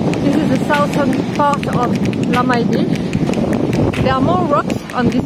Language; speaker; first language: English; non-native, fluent; French